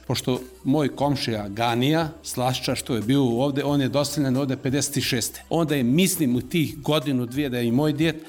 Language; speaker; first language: Serbian; non-native, local second language; Macedonian